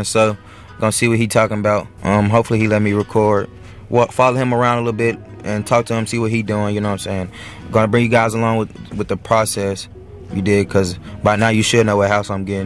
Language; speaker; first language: English; native; English